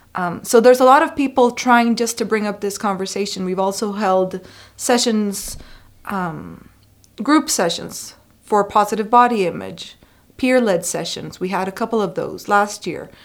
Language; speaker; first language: English; non-native, fluent; Spanish